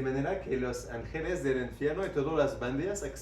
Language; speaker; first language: Spanish; non-native, learner; French